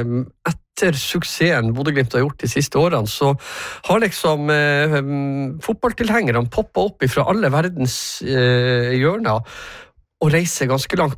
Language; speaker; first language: Norwegian; native; Norwegian